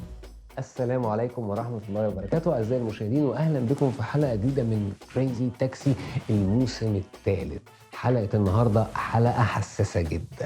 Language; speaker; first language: Arabic; native; Arabic